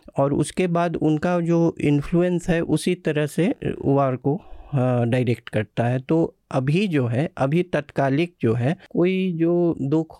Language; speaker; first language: Hindi; native; Hindi